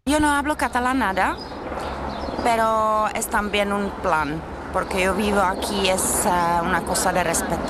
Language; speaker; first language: Spanish; non-native, learner; Czech